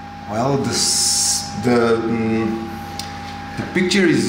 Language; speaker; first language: English; non-native, fluent; Bulgarian